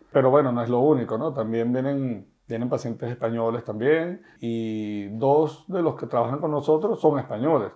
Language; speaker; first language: Spanish; native; Spanish